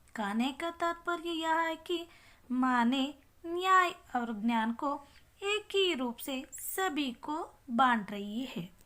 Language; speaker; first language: Hindi; non-native, local second language; Kannada